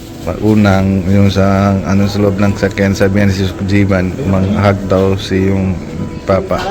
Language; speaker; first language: Filipino; non-native, local second language; Cebuano